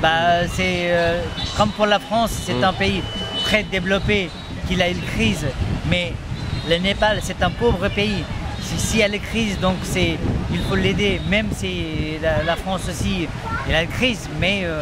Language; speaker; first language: French; non-native, fluent; Nepali